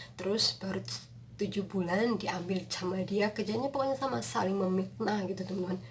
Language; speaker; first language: Indonesian; non-native, local second language; Sundanese